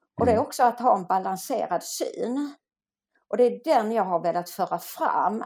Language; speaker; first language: Swedish; native; Swedish